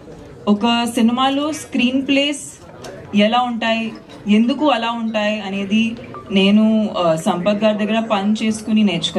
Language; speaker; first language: Telugu; non-native, fluent; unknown